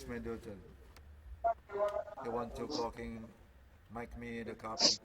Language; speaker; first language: English; non-native, learner; Sasak